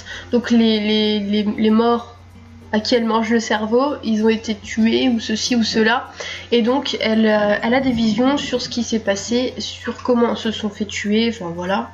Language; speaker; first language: French; native; French